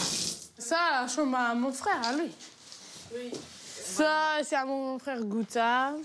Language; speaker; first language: French; non-native, learner; Romanian